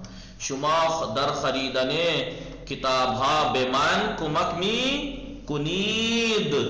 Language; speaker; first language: Persian; non-native, fluent; Urdu